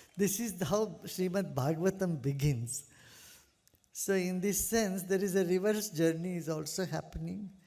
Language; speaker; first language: English; non-native, local second language; Kannada